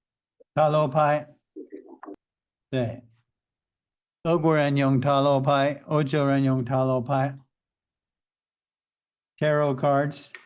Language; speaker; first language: Chinese; non-native, fluent; English